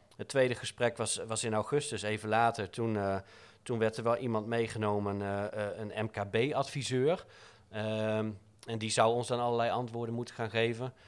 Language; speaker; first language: Dutch; native; Dutch